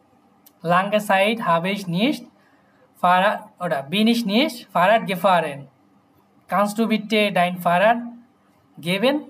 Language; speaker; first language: German; non-native, fluent; Bangla